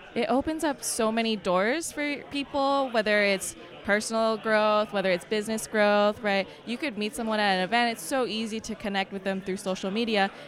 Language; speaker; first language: English; native; English